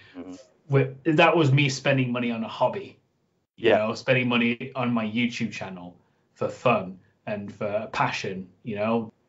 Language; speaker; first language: English; native; English